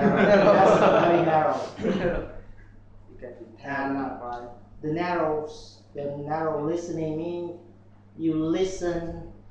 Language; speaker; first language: English; non-native, learner; Vietnamese